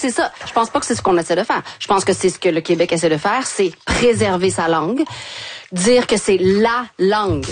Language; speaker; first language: French; native; French